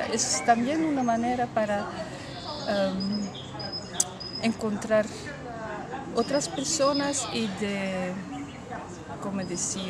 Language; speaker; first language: Spanish; non-native, learner; Dutch